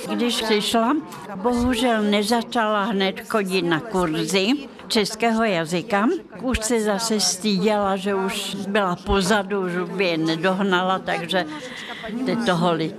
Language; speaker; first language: Czech; non-native, fluent; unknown